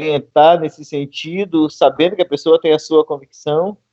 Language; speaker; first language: Portuguese; native; Portuguese